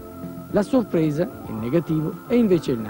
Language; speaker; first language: Italian; native; Italian